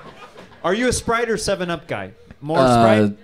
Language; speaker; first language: English; native; English